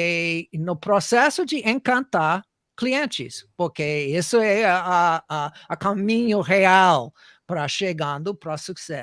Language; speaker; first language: Portuguese; non-native, fluent; English